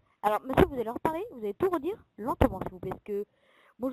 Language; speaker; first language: French; native; French